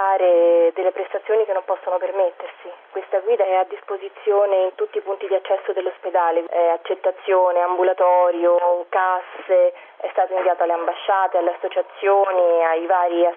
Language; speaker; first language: Italian; native; Italian